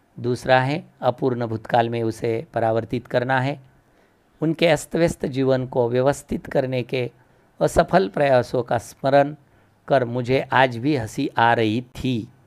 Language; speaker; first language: Hindi; non-native, local second language; Marathi